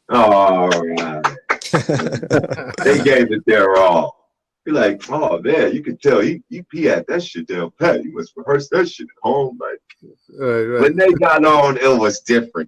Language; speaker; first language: English; native; English